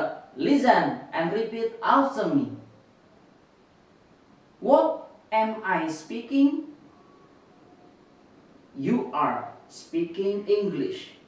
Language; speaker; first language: English; non-native, fluent; Indonesian